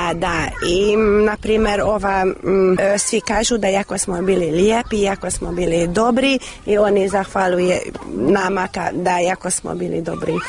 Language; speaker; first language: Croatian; non-native, local second language; Hungarian